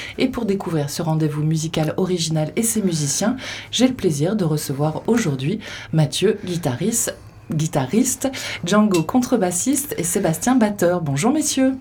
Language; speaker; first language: French; native; French